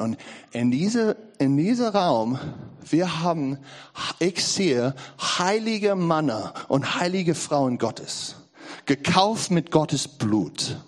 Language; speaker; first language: German; non-native, learner; English